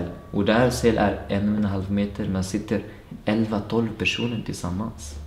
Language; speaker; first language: Swedish; non-native, fluent; Arabic